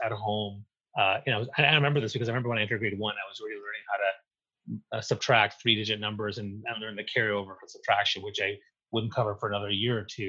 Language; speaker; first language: English; native; English